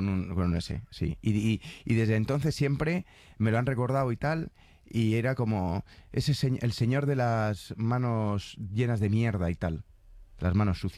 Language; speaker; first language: Spanish; native; Spanish